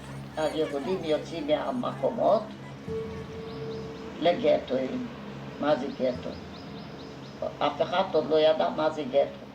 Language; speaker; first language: Hebrew; non-native, fluent; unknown